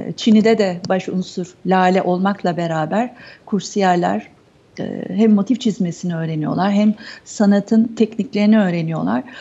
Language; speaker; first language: Turkish; native; Turkish